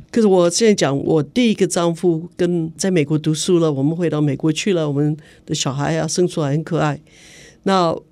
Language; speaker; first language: Chinese; non-native, fluent; English